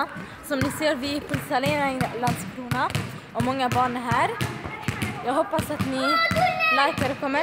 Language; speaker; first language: Swedish; early bilingual, other home language; Arabic